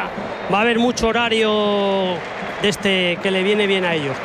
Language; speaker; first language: Spanish; native; Spanish